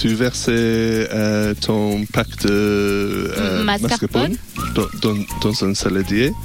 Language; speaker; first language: French; non-native, learner; English